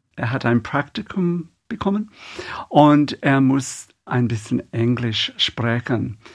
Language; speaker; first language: German; non-native, learner; English